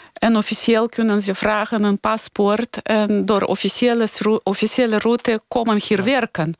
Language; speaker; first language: Dutch; non-native, fluent; Romanian